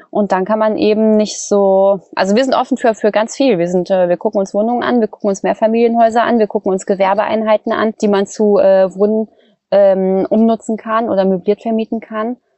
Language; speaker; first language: German; native; German